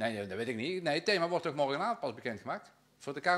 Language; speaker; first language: Dutch; native; Dutch